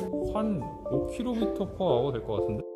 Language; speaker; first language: Korean; native; Korean